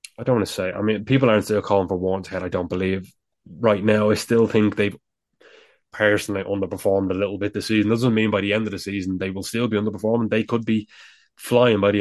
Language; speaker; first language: English; native; English